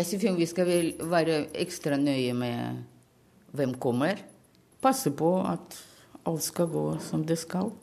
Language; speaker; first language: Norwegian; early bilingual, other home language; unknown